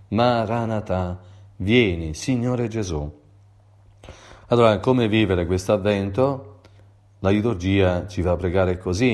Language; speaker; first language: Italian; native; Italian